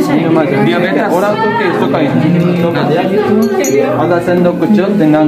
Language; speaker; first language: Indonesian; non-native, learner; Turkish